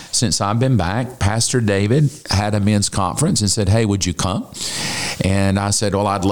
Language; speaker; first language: English; native; English